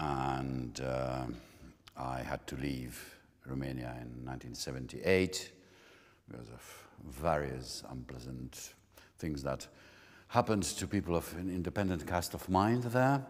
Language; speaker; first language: English; non-native, fluent; Hungarian